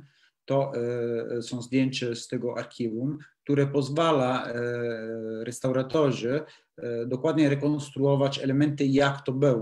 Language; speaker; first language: Polish; non-native, learner; Italian